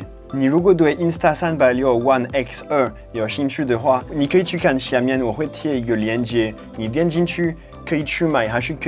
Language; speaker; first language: Chinese; non-native, fluent; French